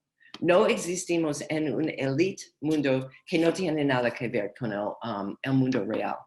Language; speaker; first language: Spanish; non-native, learner; English